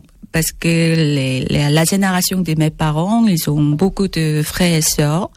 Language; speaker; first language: French; non-native, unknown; Korean